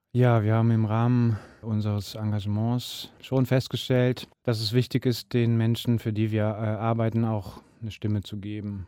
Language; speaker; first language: German; native; German